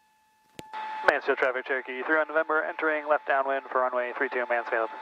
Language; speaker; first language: English; native; English